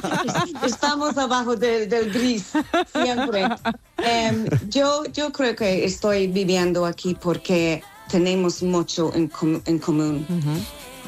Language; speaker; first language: Spanish; non-native, learner; English